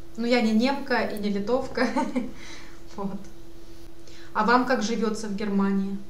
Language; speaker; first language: Russian; native; Russian